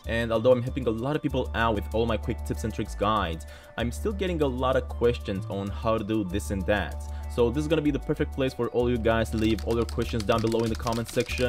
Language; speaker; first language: English; non-native, fluent; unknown